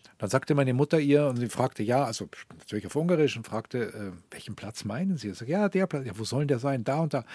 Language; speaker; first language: German; native; German